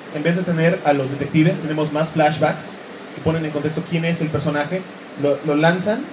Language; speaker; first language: Spanish; native; Spanish